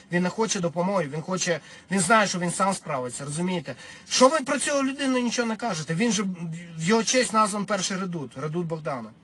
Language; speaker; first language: Ukrainian; non-native, local second language; Russian